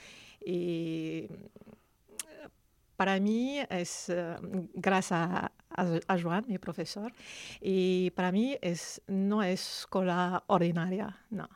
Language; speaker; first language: Spanish; non-native, learner; Arabic